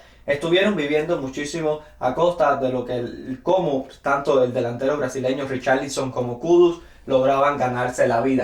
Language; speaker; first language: Spanish; native; Spanish